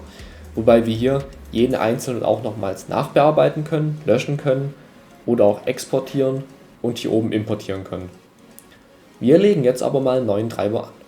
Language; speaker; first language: German; native; German